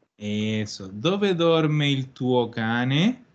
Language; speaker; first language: Italian; non-native, fluent; Spanish